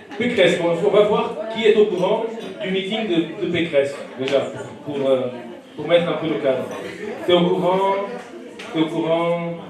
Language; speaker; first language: French; non-native, fluent; Portuguese